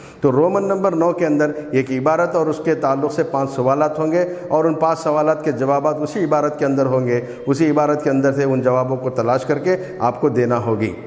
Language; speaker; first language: Urdu; native; Urdu